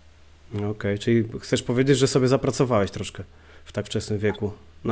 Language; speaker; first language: Polish; native; Polish